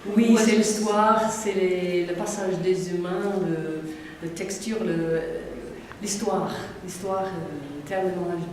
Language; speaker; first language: French; non-native, learner; English